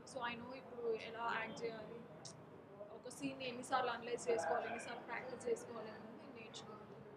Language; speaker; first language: Telugu; non-native, local second language; Marathi